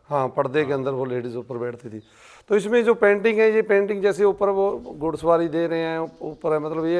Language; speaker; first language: Hindi; non-native, local second language; Punjabi